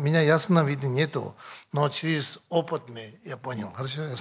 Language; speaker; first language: Russian; non-native, learner; Tibetan